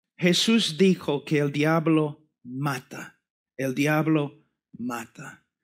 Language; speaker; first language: Spanish; non-native, fluent; English